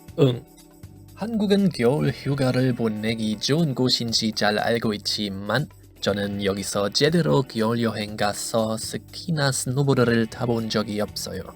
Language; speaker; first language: Korean; non-native, fluent; German